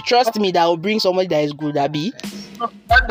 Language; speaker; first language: English; non-native, local second language; Bini